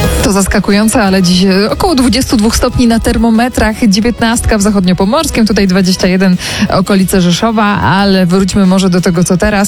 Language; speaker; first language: Polish; native; Polish